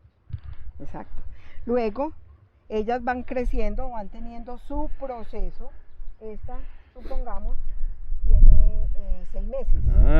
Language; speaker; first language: Spanish; native; Spanish